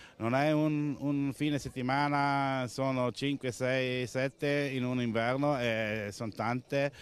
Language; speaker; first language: Italian; non-native, local second language; German